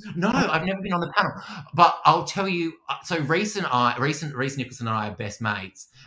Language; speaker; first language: English; native; English